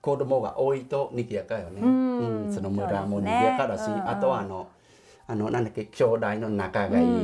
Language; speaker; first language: Japanese; non-native, fluent; Khmer